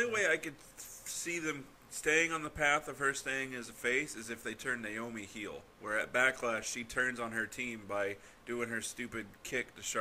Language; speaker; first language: English; native; English